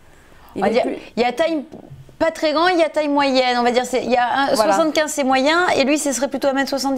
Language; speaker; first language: French; native; French